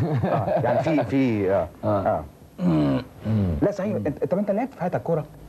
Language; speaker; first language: Arabic; native; Arabic